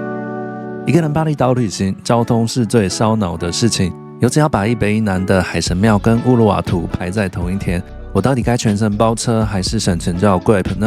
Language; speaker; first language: Chinese; native; Chinese